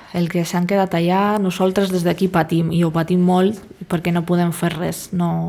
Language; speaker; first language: Catalan; non-native, fluent; Russian